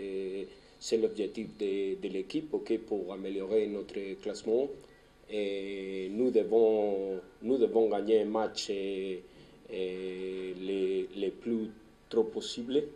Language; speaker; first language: French; non-native, learner; Spanish